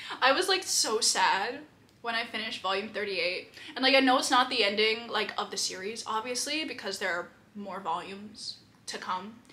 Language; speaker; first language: English; native; English